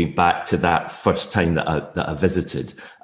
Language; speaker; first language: English; native; English